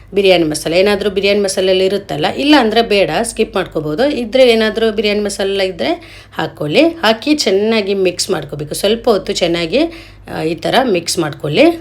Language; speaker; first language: Kannada; non-native, local second language; Malayalam